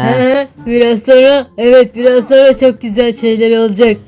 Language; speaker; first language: Turkish; native; Turkish